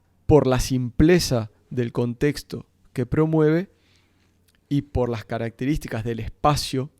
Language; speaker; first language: Spanish; native; Spanish